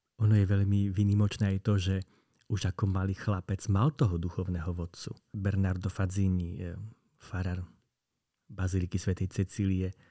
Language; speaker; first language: Slovak; native; Slovak